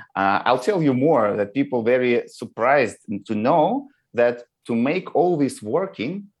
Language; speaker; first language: English; non-native, learner; Russian